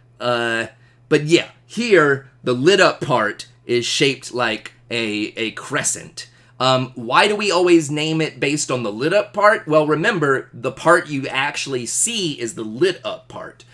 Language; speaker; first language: English; native; English